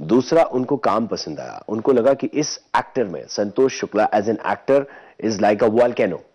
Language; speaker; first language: Hindi; native; Hindi